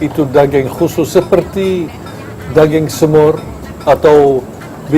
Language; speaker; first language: Indonesian; non-native, fluent; Dutch